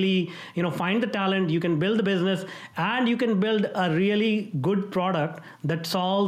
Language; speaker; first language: English; non-native, local second language; Hindi